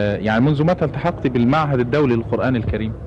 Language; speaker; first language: Arabic; native; Arabic